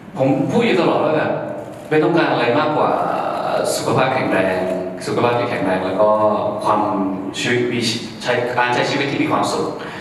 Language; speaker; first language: Thai; early bilingual, heritage; Thai